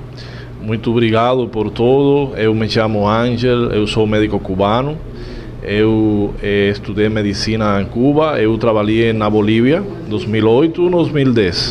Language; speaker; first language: Portuguese; non-native, learner; Spanish